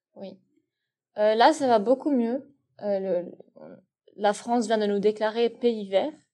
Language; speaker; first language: French; non-native, local second language; Arabic